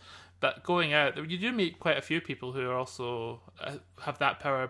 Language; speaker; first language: English; native; English